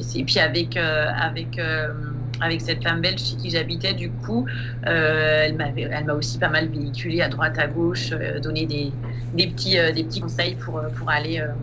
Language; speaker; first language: French; native; French